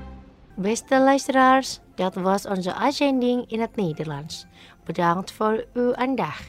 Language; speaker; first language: Dutch; non-native, learner; Indonesian